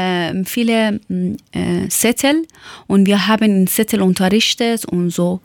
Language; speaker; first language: German; non-native, learner; Persian